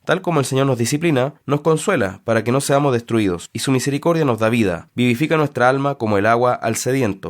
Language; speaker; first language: Spanish; native; Spanish